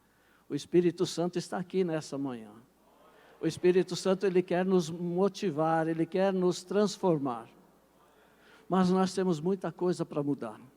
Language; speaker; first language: Portuguese; native; Portuguese